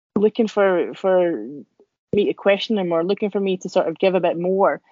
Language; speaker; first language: English; native; English